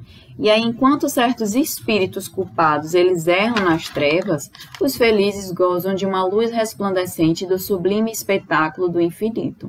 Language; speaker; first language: Portuguese; native; Portuguese